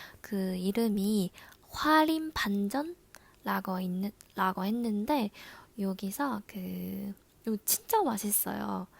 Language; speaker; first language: Korean; non-native, learner; Japanese